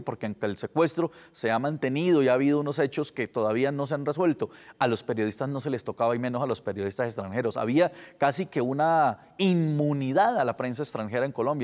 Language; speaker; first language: Spanish; native; Spanish